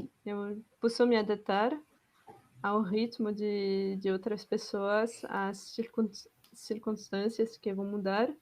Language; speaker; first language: Portuguese; non-native, fluent; French